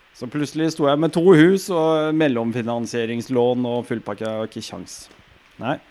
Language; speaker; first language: Norwegian; native; Norwegian